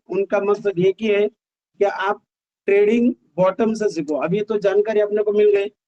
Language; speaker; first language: Hindi; non-native, local second language; Marathi